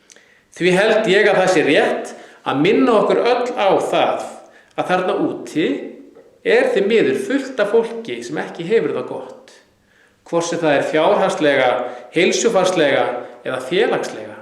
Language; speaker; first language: Icelandic; native; Icelandic